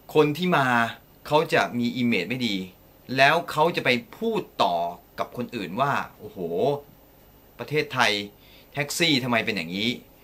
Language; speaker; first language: Thai; non-native, fluent; Japanese